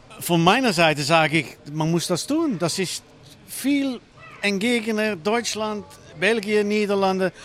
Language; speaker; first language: German; non-native, learner; Dutch